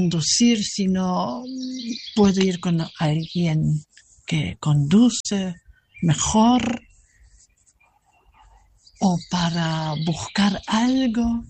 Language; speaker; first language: Spanish; non-native, fluent; German